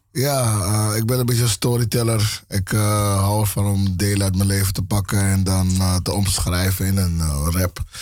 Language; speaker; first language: Dutch; early bilingual, other home language; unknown